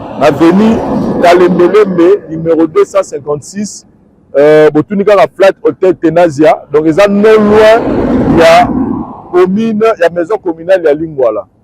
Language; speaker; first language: Lingala; native; Lingala